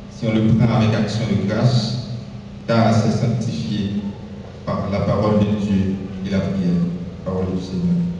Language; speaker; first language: French; non-native, local second language; Haitian Creole